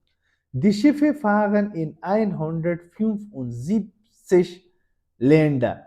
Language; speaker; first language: German; non-native, learner; Urdu